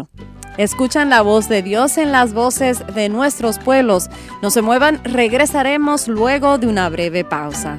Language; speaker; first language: Spanish; native; Spanish